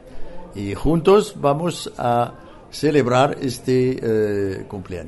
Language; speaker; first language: Spanish; non-native, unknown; French